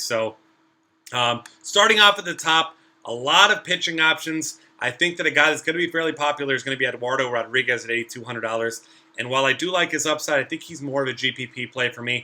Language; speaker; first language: English; native; English